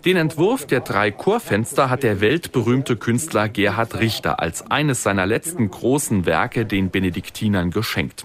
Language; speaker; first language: German; native; German